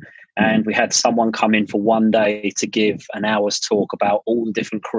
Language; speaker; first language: English; native; English